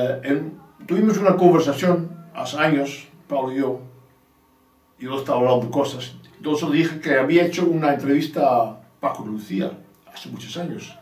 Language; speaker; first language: Spanish; non-native, fluent; English